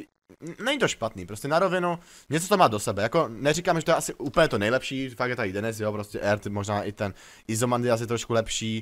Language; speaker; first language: Czech; native; Czech